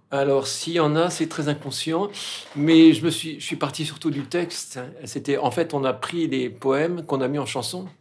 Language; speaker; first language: French; native; French